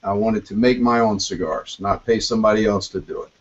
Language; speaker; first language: English; native; English